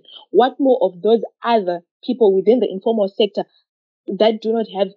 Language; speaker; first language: English; non-native, local second language; Shona